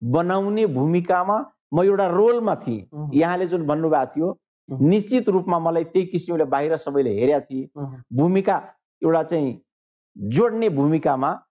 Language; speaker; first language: Nepali; non-native, local second language; Maithili